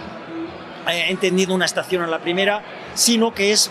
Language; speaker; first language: Spanish; native; Spanish